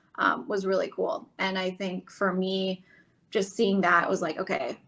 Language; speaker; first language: English; native; English